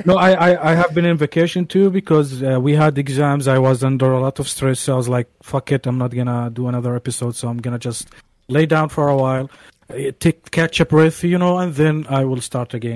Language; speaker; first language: English; non-native, fluent; Arabic